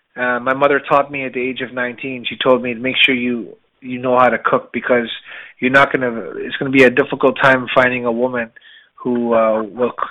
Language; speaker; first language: English; native; English